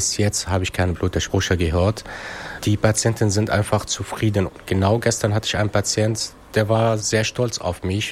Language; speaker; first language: German; non-native, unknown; Arabic